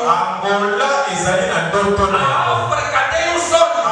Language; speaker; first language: Portuguese; non-native, fluent; Lingala